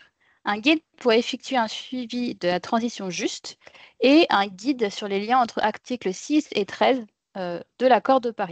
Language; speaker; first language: French; native; French